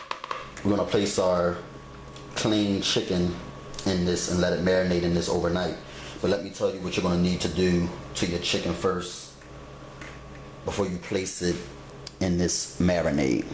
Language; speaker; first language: English; native; English